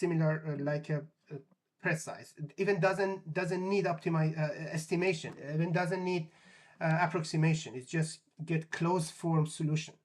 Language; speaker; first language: English; non-native, fluent; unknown